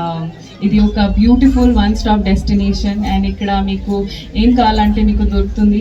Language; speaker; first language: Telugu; non-native, learner; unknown